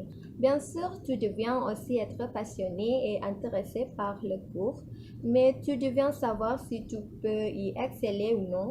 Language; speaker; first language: French; non-native, learner; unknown